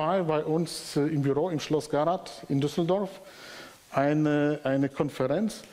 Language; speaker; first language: German; non-native, fluent; Polish